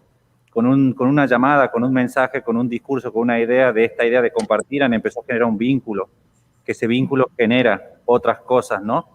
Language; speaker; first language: Spanish; native; Spanish